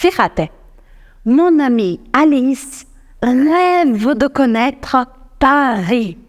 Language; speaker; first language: French; non-native, fluent; Spanish